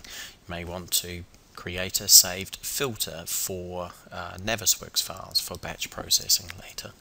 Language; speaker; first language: English; native; English